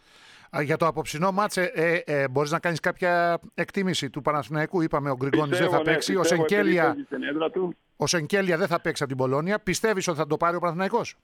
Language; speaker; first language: Greek; native; Greek